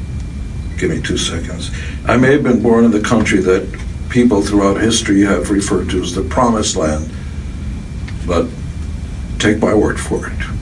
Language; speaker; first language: English; early bilingual, other home language; Hebrew